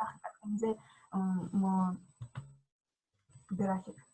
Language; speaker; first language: French; non-native, learner; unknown